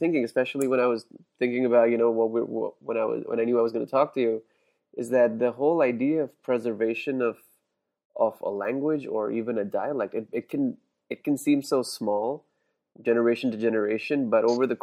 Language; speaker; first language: English; non-native, local second language; Hindi